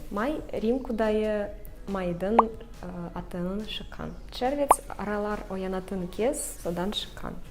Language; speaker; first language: Kazakh; non-native, local second language; Polish